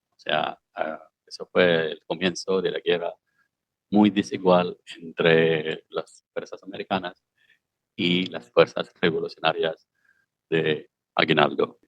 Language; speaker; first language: Spanish; non-native, fluent; Filipino